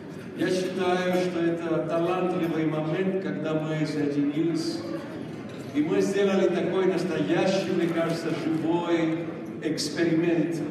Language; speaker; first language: Russian; non-native, fluent; Greek